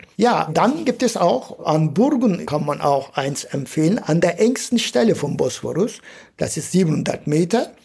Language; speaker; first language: German; non-native, fluent; Turkish